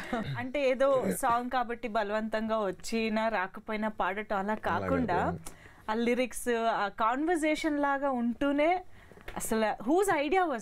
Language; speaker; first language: Telugu; native; Telugu